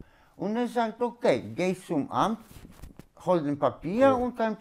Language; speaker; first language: German; non-native, learner; Polish